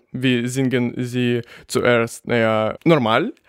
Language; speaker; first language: German; non-native, learner; Ukrainian